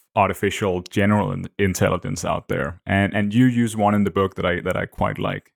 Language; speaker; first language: English; non-native, fluent; Danish